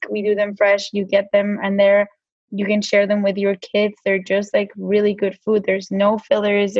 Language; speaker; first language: English; non-native, fluent; Spanish